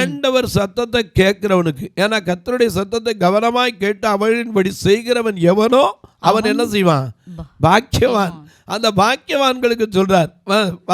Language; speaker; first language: Tamil; native; Tamil